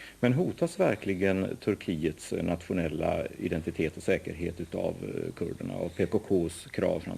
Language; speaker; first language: Swedish; native; Swedish